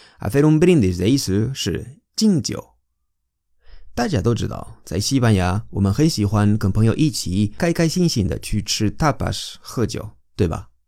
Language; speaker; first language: Chinese; non-native, fluent; Spanish